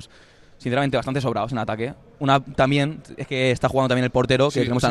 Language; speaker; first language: Spanish; native; Spanish